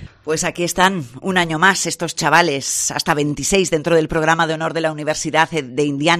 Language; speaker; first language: Spanish; native; Spanish